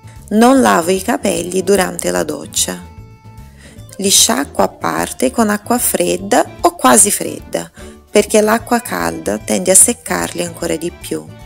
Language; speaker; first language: Italian; non-native, fluent; Portuguese